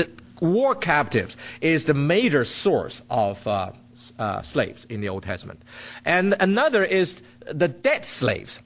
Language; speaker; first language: English; non-native, fluent; Chinese